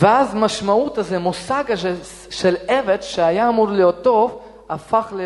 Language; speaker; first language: Hebrew; non-native, fluent; Russian